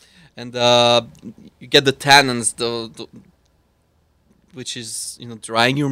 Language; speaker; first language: English; non-native, fluent; French